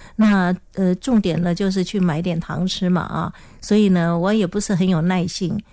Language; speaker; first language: Chinese; non-native, local second language; Hakka Chinese